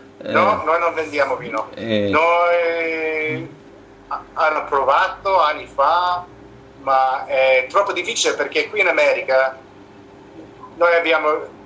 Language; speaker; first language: Italian; non-native, learner; English